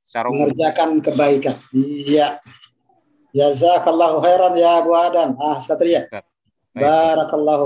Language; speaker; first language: Indonesian; native; Indonesian